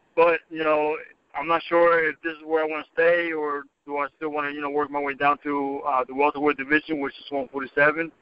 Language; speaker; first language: English; native; English